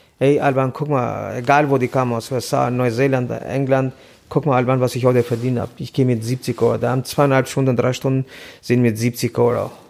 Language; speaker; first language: German; non-native, fluent; Albanian